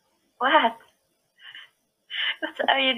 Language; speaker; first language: English; non-native, learner; Indonesian